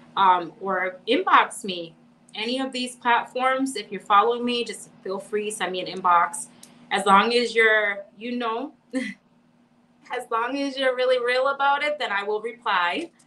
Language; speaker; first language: English; native; English